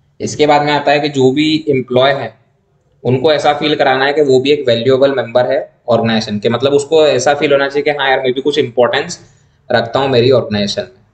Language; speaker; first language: Hindi; native; Hindi